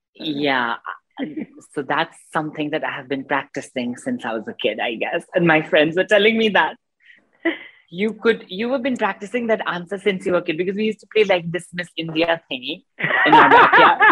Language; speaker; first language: English; non-native, local second language; Nepali